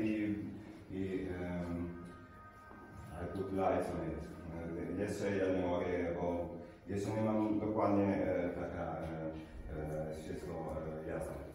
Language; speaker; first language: Polish; non-native, learner; Italian